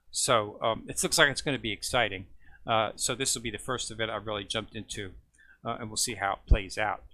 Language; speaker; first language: English; native; English